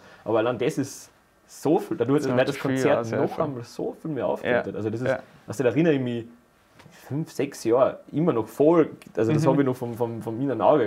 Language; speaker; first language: German; native; German